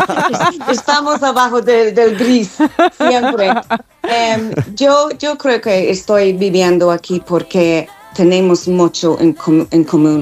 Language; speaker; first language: Spanish; non-native, fluent; English